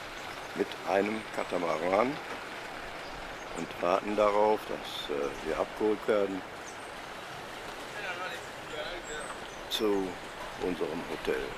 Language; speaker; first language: German; native; German